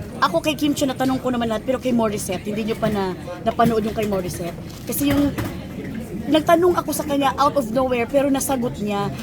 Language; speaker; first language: Filipino; non-native, local second language; Cebuano